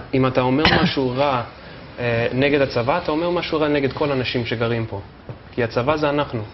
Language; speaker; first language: Hebrew; non-native, fluent; English